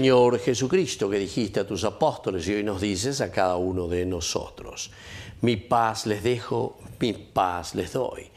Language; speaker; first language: Spanish; native; Spanish